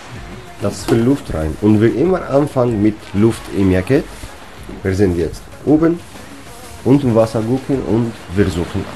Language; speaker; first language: German; non-native, learner; Arabic